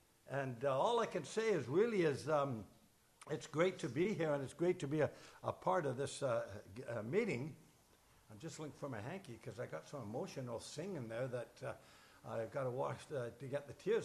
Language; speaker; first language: English; native; English